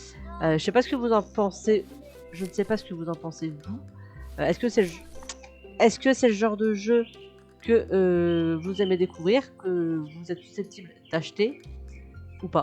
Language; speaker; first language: French; native; French